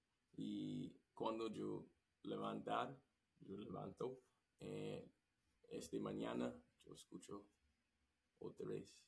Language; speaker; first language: Spanish; non-native, learner; English